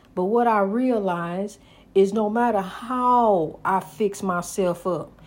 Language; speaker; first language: English; native; English